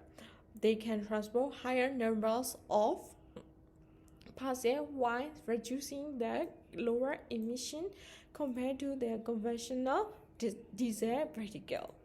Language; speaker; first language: English; non-native, learner; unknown